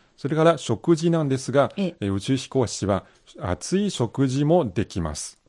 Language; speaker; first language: Japanese; non-native, fluent; Chinese